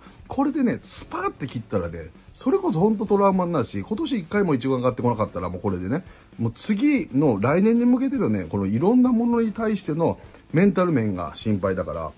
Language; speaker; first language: Japanese; native; Japanese